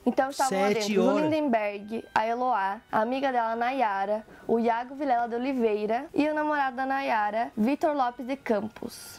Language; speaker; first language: Portuguese; native; Portuguese